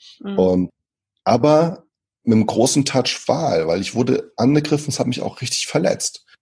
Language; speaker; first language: German; early bilingual, other home language; Portuguese